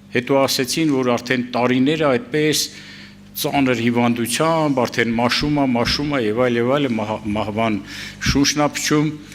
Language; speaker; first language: Armenian; native; Armenian